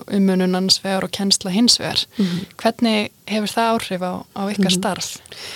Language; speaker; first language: Icelandic; native; Icelandic